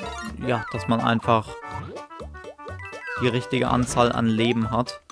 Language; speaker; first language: German; native; German